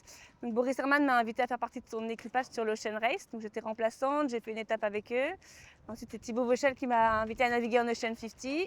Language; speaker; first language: French; native; French